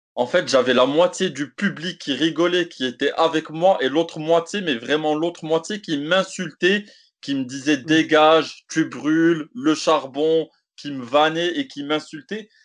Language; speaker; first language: French; native; French